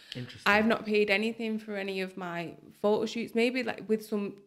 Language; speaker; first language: English; native; English